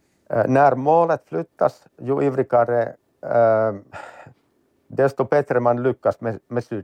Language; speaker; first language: Swedish; non-native, learner; Finnish